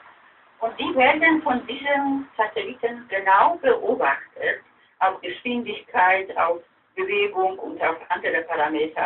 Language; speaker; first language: German; non-native, fluent; Polish